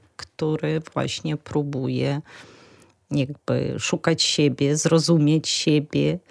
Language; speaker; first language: Polish; non-native, fluent; Russian